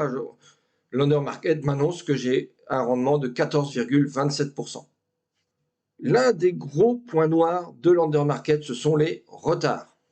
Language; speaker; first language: French; native; French